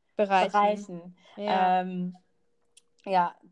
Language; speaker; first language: German; non-native, local second language; Thai